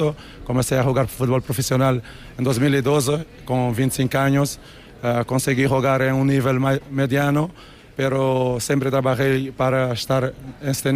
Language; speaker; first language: Portuguese; non-native, local second language; Kabuverdianu